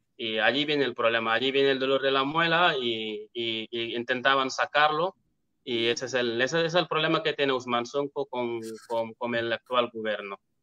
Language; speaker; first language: Spanish; non-native, fluent; Wolof